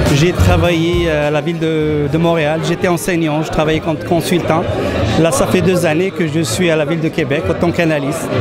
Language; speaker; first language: French; non-native, local second language; Arabic